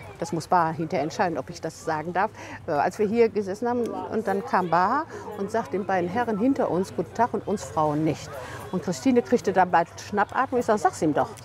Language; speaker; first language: German; native; German